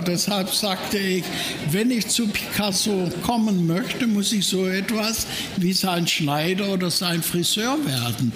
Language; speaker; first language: German; native; German